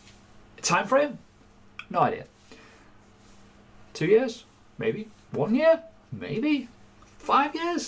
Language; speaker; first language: English; native; English